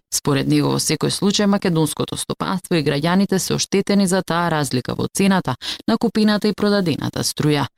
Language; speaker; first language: Macedonian; native; Macedonian